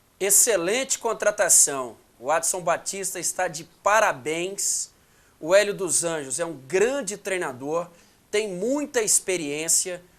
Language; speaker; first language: Portuguese; native; Portuguese